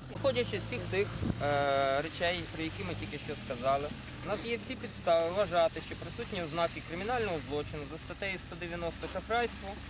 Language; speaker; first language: Ukrainian; native; Ukrainian